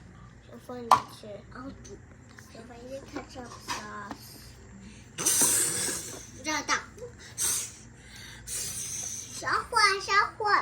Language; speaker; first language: Chinese; early bilingual, heritage; Chinese